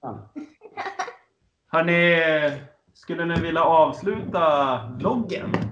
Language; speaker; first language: Swedish; native; Swedish